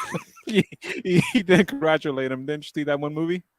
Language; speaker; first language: English; native; English